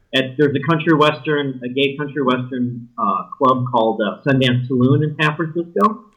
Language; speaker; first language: English; native; English